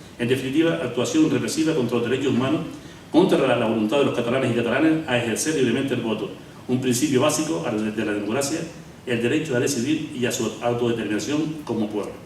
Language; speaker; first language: Spanish; native; Spanish